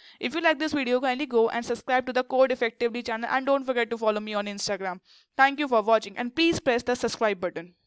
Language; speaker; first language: Hindi; native; Hindi